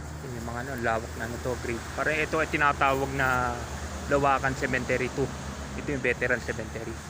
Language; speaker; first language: Filipino; non-native, local second language; Iloko